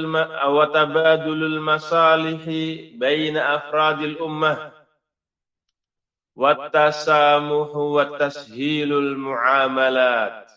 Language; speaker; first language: Arabic; non-native, fluent; Indonesian